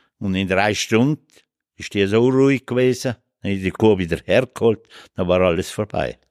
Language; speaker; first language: German; native; German